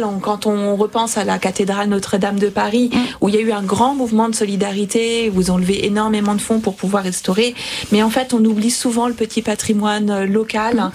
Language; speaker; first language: French; native; French